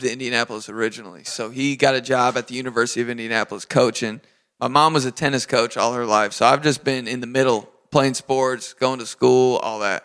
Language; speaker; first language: English; native; English